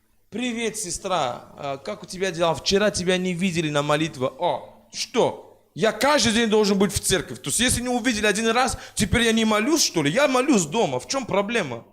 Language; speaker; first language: Russian; non-native, fluent; French